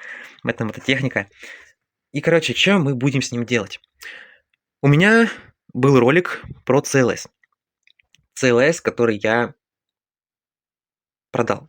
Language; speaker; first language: Russian; native; Russian